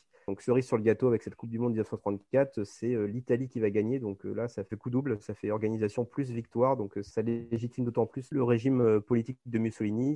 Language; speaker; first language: French; native; French